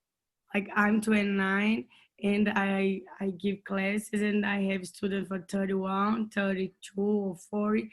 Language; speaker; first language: English; non-native, learner; Portuguese